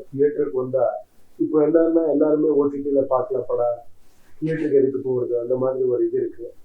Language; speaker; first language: Tamil; non-native, learner; Kannada